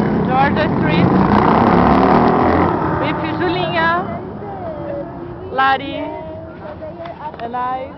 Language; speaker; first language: English; non-native, learner; Portuguese